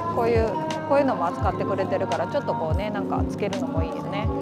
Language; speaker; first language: Japanese; native; Japanese